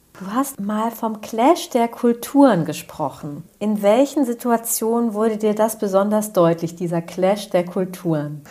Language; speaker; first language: German; early bilingual, other home language; Turkish